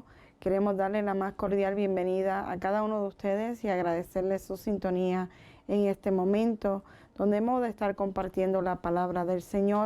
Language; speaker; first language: Spanish; native; Spanish